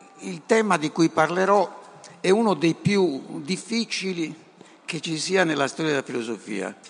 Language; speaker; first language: Italian; native; Italian